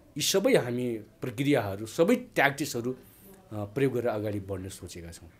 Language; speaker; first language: Nepali; non-native, local second language; Dangaura Tharu